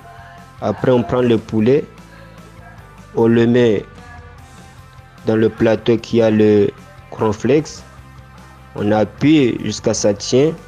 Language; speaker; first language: French; non-native, learner; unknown